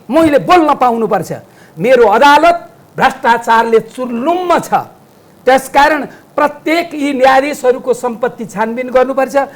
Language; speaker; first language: Nepali; native; Nepali